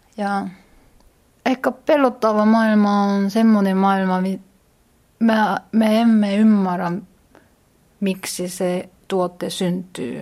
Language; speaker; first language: Finnish; non-native, learner; Korean